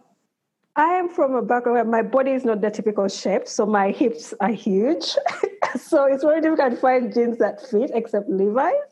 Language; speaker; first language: English; non-native, local second language; Ganda